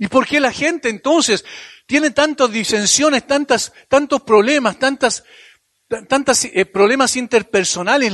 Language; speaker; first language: Spanish; native; Spanish